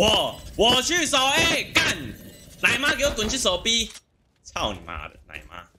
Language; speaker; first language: Chinese; native; Chinese